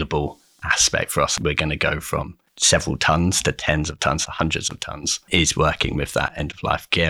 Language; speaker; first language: English; native; English